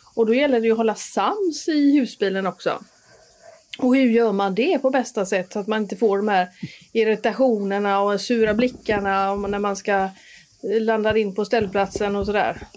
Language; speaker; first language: Swedish; native; Swedish